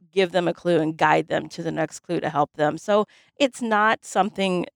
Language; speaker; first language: English; native; English